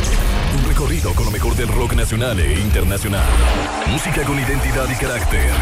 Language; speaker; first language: Spanish; native; Spanish